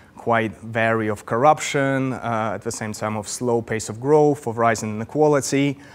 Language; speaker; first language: English; non-native, fluent; Russian